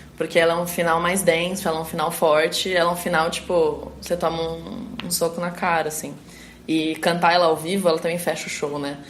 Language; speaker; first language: Portuguese; native; Portuguese